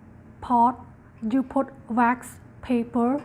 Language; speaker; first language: English; non-native, fluent; Khmer